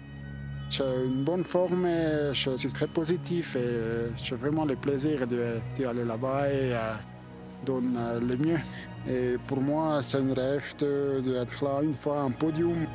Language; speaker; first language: French; non-native, local second language; German